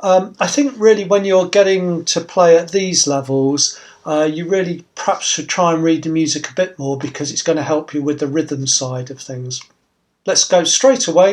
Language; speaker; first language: English; native; English